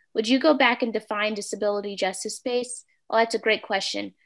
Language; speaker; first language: English; native; English